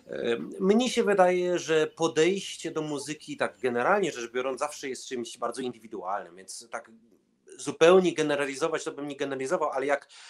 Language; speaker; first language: Polish; early bilingual, heritage; Polish